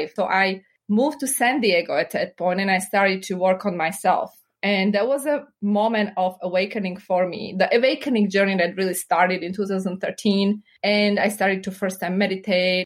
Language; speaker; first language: English; non-native, fluent; Slovak